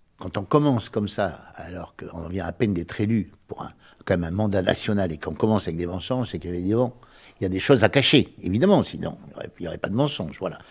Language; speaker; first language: French; native; French